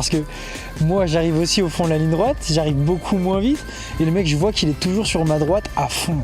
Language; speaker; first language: French; native; French